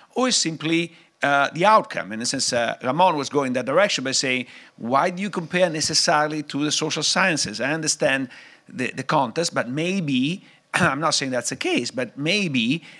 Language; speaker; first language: English; non-native, fluent; Italian